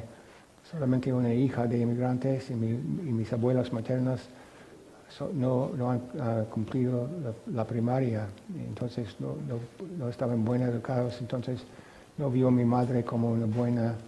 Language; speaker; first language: Spanish; non-native, fluent; English